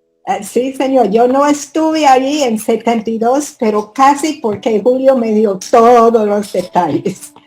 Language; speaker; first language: Spanish; non-native, fluent; English